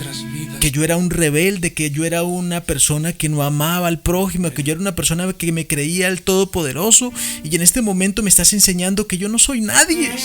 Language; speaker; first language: Spanish; native; Spanish